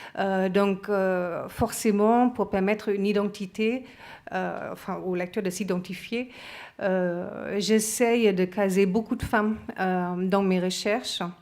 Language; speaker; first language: French; non-native, fluent; German